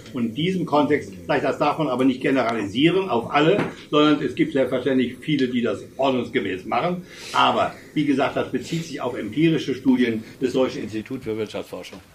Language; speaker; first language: German; native; German